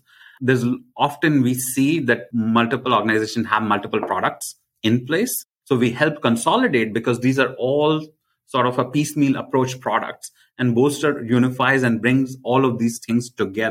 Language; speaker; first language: English; non-native, local second language; Hindi